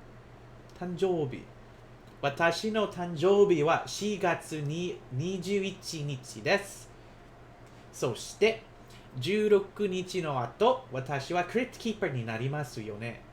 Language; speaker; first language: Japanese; non-native, learner; English